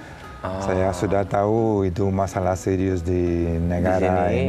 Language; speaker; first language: Indonesian; non-native, learner; Spanish